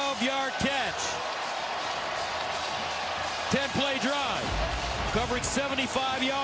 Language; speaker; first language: English; native; English